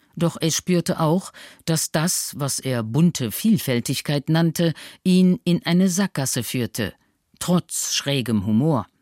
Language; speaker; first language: German; native; German